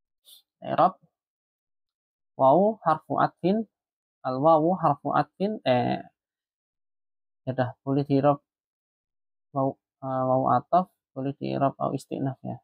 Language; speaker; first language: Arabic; non-native, fluent; Indonesian